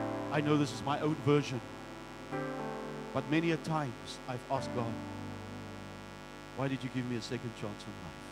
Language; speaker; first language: English; non-native, local second language; Afrikaans